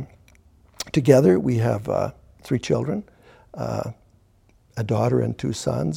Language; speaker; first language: English; early bilingual, other home language; German